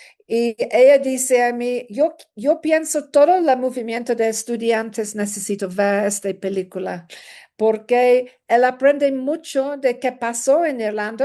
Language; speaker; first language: Spanish; non-native, learner; English